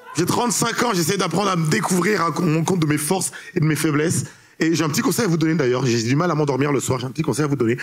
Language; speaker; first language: French; early bilingual, other home language; Haitian Creole